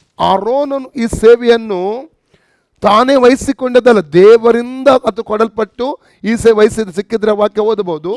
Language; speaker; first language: Kannada; non-native, local second language; Konkani